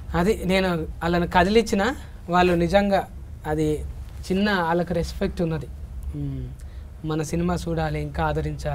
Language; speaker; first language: Telugu; native; Telugu